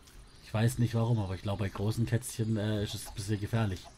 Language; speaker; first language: German; native; German